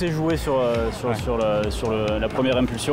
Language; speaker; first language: French; native; French